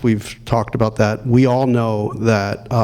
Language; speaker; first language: English; native; English